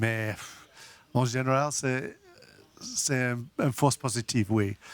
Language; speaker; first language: French; non-native, learner; English